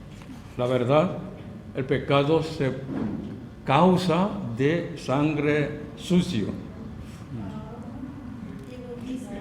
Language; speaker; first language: Spanish; non-native, fluent; Korean